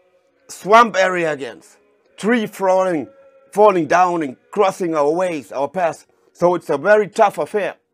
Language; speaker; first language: English; non-native, fluent; German